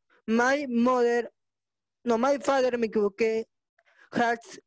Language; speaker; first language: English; non-native, learner; Spanish